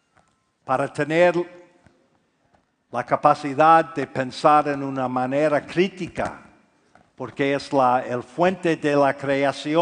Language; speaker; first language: Spanish; non-native, fluent; English